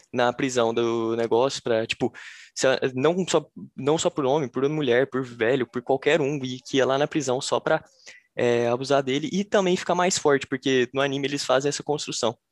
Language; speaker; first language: Portuguese; native; Portuguese